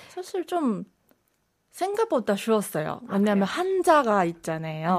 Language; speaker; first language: Korean; non-native, fluent; Chinese